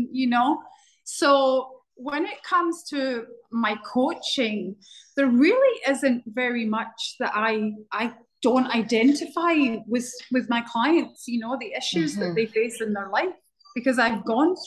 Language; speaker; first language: English; native; English